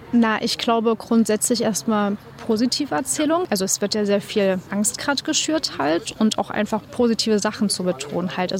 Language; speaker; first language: German; native; German